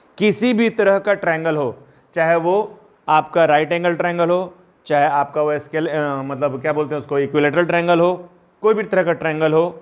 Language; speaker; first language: Hindi; native; Hindi